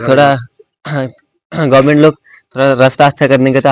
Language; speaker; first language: Hindi; non-native, local second language; Nepali